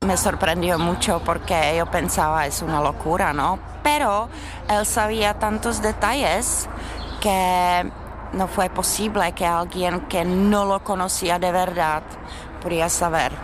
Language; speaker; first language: Spanish; non-native, fluent; Czech